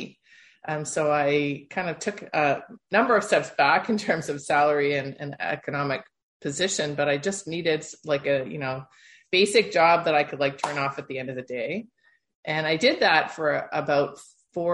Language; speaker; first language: English; native; English